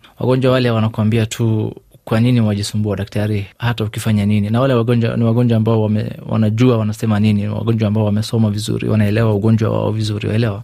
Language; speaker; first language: Swahili; non-native, local second language; Somali